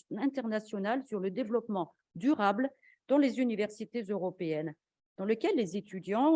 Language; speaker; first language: French; native; French